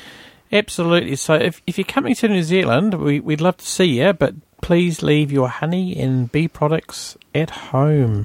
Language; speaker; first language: English; native; English